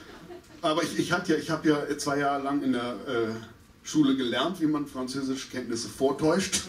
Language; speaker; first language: German; native; German